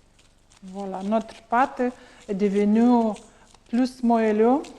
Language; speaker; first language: French; non-native, learner; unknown